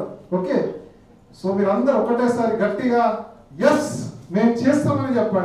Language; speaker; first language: Telugu; native; Telugu